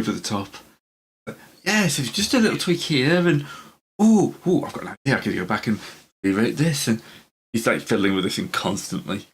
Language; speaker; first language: English; native; English